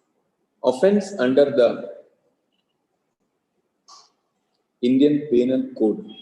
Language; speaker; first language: English; non-native, local second language; Malayalam